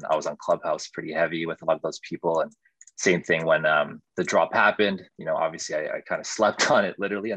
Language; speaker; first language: English; native; English